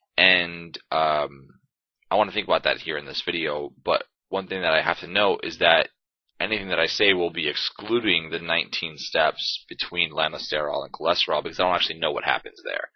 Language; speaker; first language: English; native; English